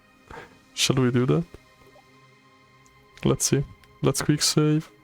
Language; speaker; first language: English; non-native, fluent; Italian